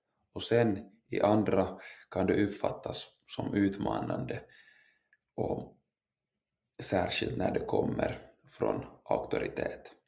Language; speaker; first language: Swedish; non-native, local second language; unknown